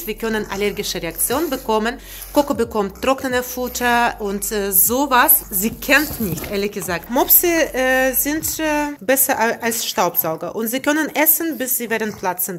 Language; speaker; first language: German; non-native, learner; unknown